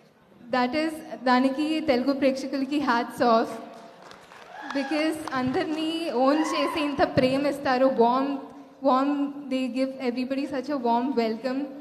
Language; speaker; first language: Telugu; non-native, fluent; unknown